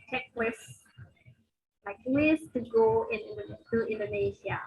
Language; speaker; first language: English; non-native, fluent; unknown